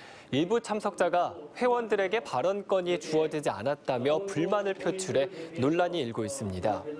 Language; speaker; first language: Korean; native; Korean